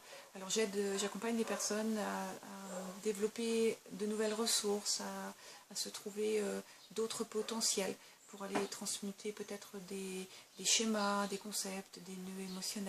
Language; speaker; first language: French; native; French